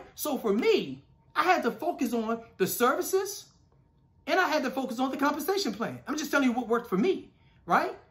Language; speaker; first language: English; native; English